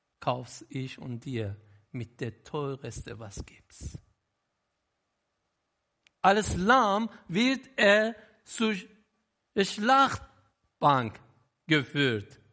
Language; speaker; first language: German; non-native, learner; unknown